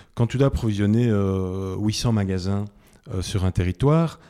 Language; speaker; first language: French; native; French